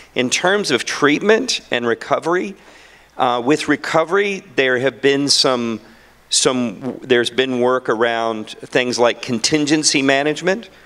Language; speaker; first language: English; native; English